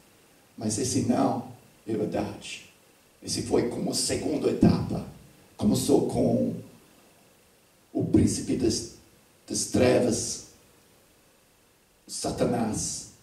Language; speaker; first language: Portuguese; non-native, fluent; English